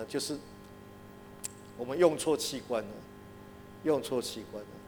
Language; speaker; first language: Chinese; native; Chinese